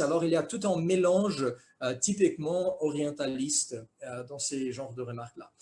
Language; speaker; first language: French; non-native, fluent; Portuguese